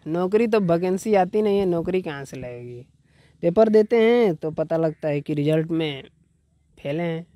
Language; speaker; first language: Hindi; native; Hindi